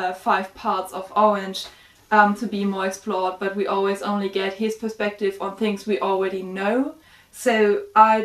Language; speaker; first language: English; non-native, fluent; German